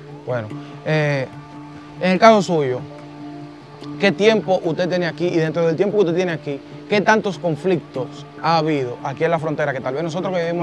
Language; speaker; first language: Spanish; native; Spanish